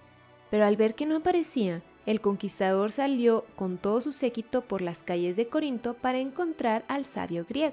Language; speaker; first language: Spanish; native; Spanish